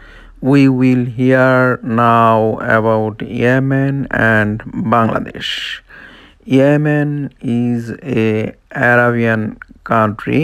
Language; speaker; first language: English; non-native, local second language; Bangla